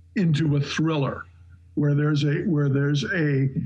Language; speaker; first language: English; native; English